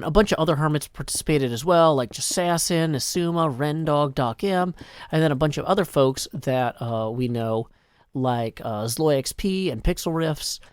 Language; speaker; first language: English; native; English